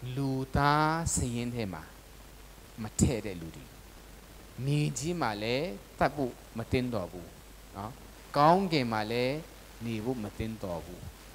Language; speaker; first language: Burmese; non-native, local second language; Tedim Chin